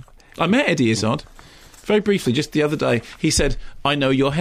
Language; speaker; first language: English; native; English